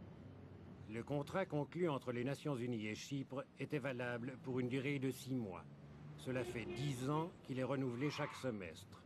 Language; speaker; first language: French; native; French